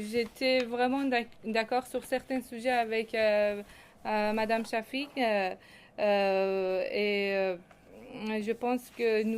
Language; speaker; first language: French; non-native, fluent; Persian